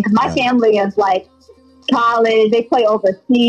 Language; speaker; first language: English; native; English